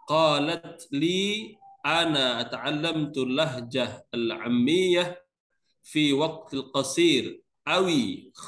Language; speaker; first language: Arabic; non-native, learner; Indonesian